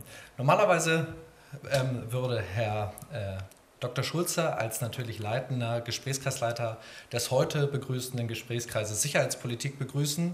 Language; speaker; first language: German; native; German